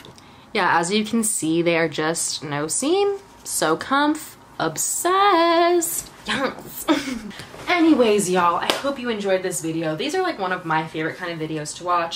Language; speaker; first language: English; native; English